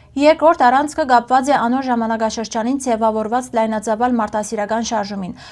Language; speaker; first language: Armenian; early bilingual, heritage; Armenian